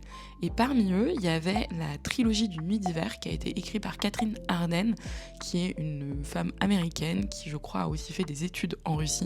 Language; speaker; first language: French; native; French